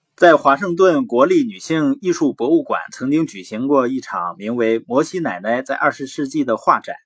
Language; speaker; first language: Chinese; native; Chinese